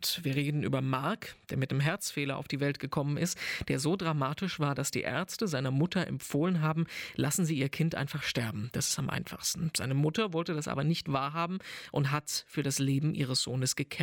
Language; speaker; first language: German; native; German